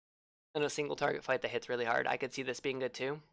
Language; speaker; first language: English; native; English